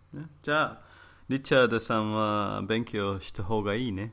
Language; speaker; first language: Japanese; non-native, fluent; English